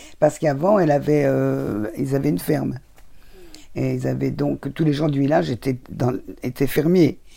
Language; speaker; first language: French; native; French